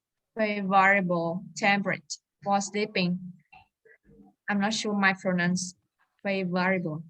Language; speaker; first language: English; non-native, learner; Vietnamese